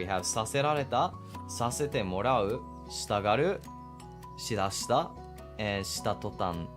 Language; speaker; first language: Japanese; non-native, learner; English